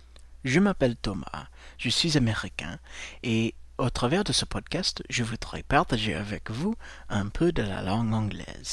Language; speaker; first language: French; non-native, fluent; English